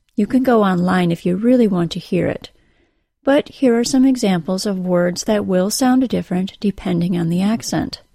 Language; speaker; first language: English; native; English